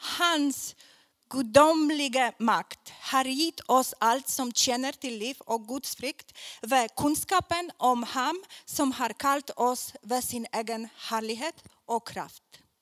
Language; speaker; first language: Swedish; non-native, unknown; Polish